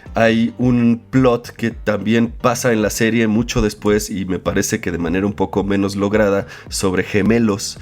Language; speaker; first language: Spanish; native; Spanish